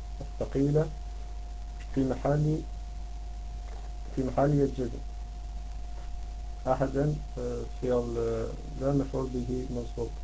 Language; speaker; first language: Arabic; non-native, learner; Dutch